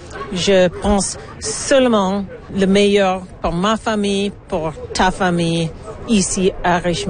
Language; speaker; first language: French; non-native, learner; English